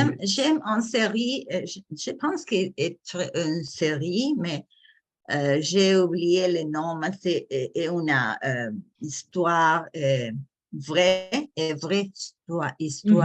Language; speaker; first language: French; non-native, learner; English